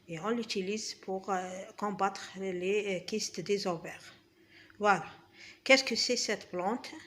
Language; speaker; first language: French; non-native, local second language; Arabic